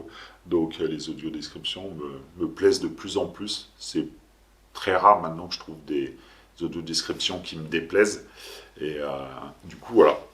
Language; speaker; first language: French; native; French